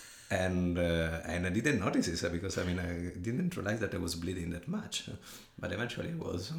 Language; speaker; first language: English; non-native, fluent; Italian